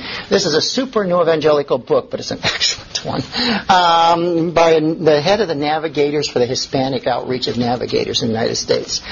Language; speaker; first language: English; native; English